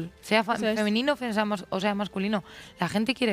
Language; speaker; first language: Spanish; native; Spanish